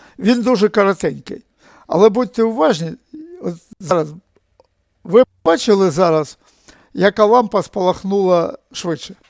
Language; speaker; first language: Ukrainian; native; Ukrainian